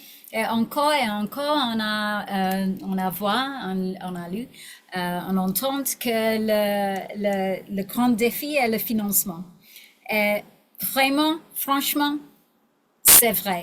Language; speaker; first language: French; non-native, learner; English